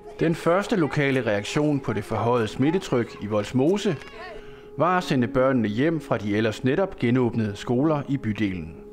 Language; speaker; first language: Danish; native; Danish